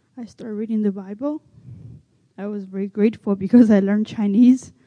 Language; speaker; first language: English; non-native, learner; Chinese